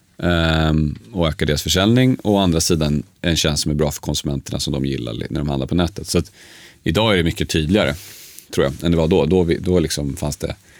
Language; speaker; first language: Swedish; early bilingual, other home language; Polish